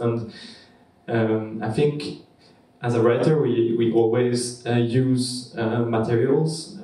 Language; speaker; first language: English; non-native, learner; French